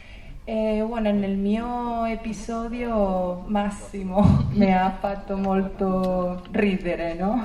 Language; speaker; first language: Italian; non-native, learner; Spanish